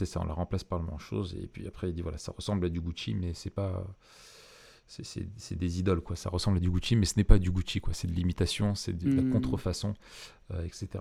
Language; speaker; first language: French; native; French